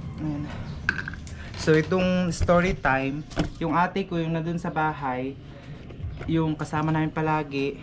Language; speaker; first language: Filipino; non-native, local second language; Cebuano